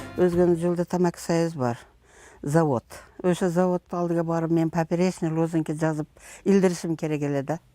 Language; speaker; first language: Kyrgyz; non-native, local second language; Uzbek